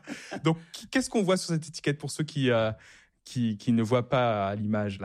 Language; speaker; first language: French; native; French